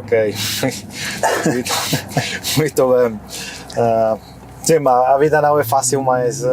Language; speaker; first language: Portuguese; non-native, fluent; Polish